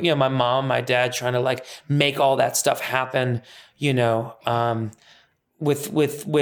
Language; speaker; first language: English; early bilingual, other home language; Persian